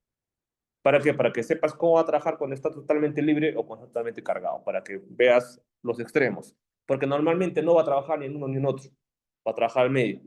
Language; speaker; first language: Spanish; native; Spanish